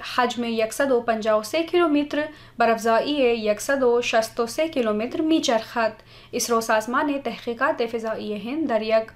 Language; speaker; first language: Persian; non-native, fluent; Hindi